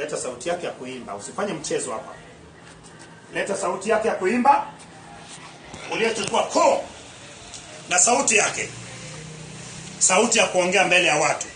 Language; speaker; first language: Swahili; non-native, local second language; Luo (Kenya and Tanzania)